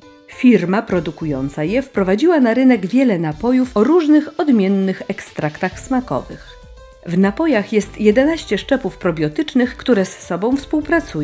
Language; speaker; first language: Polish; native; Polish